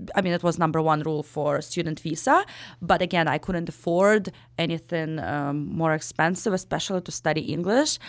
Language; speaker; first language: English; non-native, fluent; Ukrainian